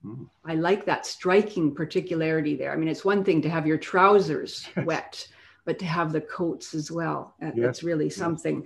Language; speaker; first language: English; native; English